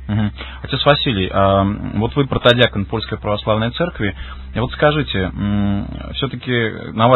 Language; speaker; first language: Russian; native; Russian